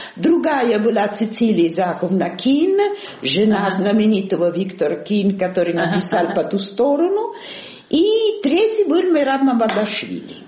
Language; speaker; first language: Russian; non-native, fluent; Italian